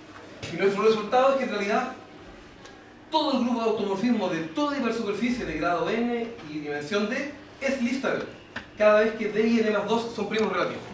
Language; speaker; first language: Spanish; native; Spanish